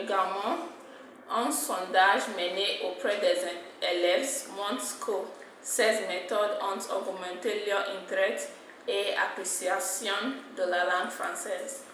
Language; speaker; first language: French; non-native, fluent; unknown